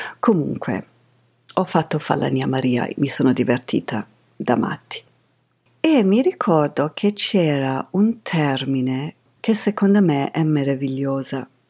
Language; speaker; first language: Italian; non-native, fluent; English